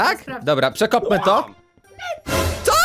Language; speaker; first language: Polish; native; Polish